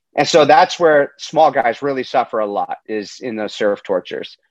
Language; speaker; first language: English; native; English